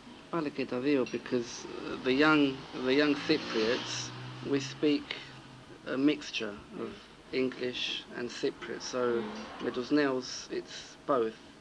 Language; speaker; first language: English; early bilingual, other home language; Greek